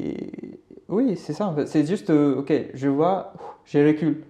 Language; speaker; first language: French; non-native, learner; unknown